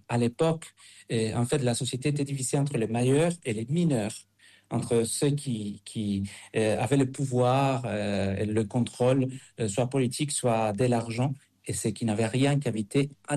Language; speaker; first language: French; non-native, fluent; Spanish